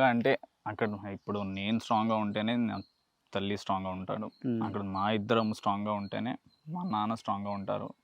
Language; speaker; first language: Telugu; non-native, learner; Kannada